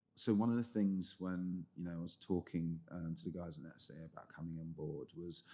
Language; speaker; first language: English; native; English